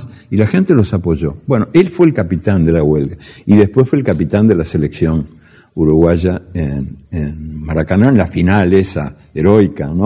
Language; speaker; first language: Spanish; native; Spanish